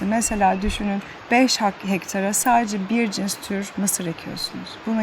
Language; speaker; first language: Turkish; native; Turkish